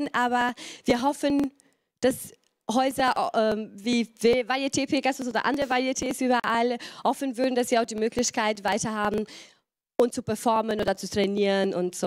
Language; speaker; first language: German; non-native, fluent; Albanian